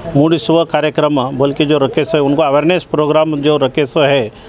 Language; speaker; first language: Hindi; non-native, local second language; Kannada